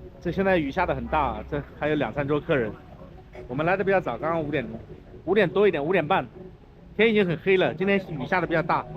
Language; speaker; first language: Chinese; native; Chinese